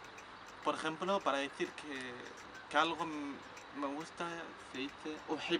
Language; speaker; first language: Spanish; non-native, local second language; Arabic